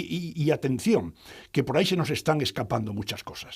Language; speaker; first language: Spanish; native; Spanish